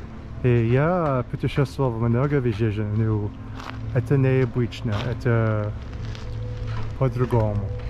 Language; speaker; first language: Russian; non-native, learner; English